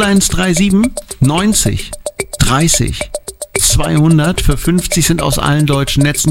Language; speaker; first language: German; native; German